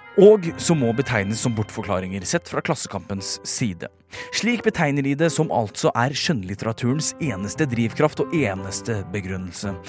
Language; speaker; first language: Norwegian; native; Norwegian